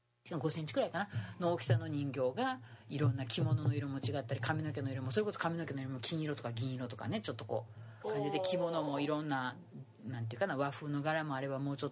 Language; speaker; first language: Japanese; native; Japanese